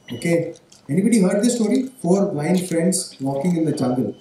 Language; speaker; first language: English; non-native, local second language; Marathi